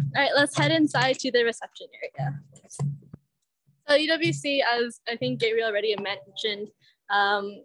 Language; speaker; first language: English; native; English